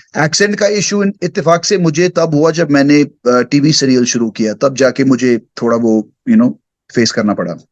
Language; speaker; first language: Hindi; early bilingual, heritage; Hindi